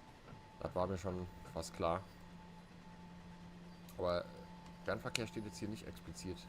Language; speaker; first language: German; native; German